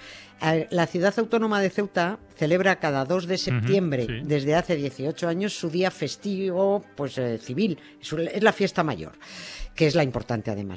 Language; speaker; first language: Spanish; native; Spanish